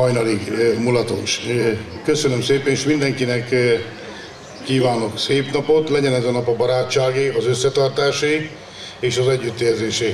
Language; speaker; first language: Hungarian; native; Hungarian